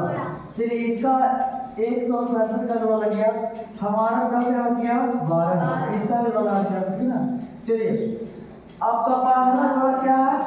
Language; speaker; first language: Hindi; native; Hindi